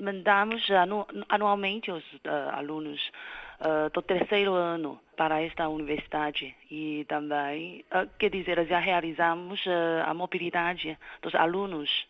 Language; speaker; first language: Portuguese; non-native, fluent; Chinese